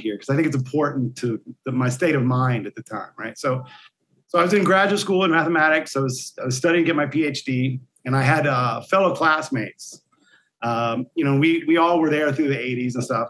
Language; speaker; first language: English; native; English